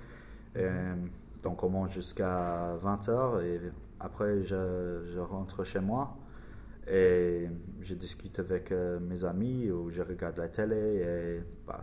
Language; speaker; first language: French; non-native, learner; English